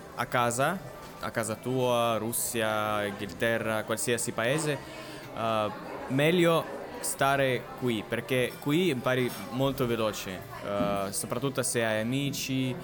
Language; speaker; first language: Italian; non-native, fluent; Russian